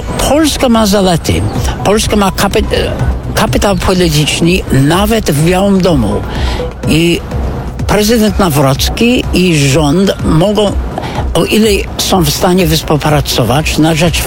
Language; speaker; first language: Polish; non-native, fluent; English